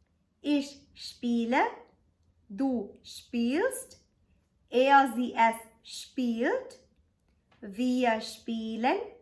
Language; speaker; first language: German; non-native, fluent; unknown